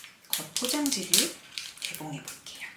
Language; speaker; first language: Korean; native; Korean